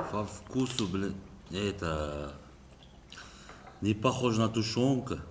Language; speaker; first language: Russian; non-native, local second language; Uzbek